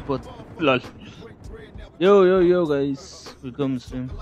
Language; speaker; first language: English; non-native, learner; Turkish